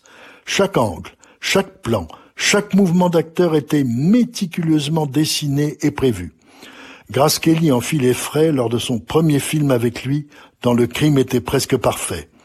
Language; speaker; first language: French; native; French